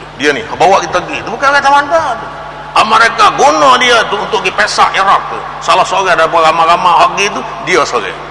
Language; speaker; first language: Malay; native; Malay